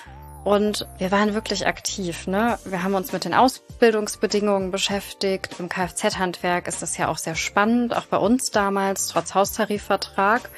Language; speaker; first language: German; native; German